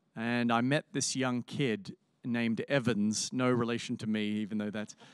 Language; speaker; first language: English; native; English